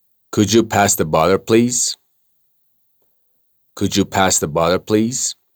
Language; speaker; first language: English; non-native, fluent; Persian